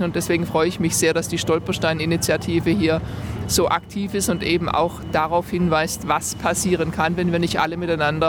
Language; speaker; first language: German; native; German